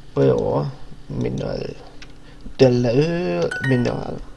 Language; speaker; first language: French; non-native, learner; English